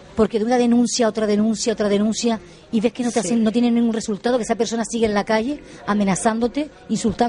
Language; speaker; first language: Spanish; native; Spanish